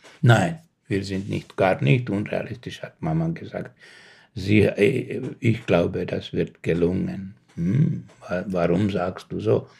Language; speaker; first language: German; non-native, learner; Finnish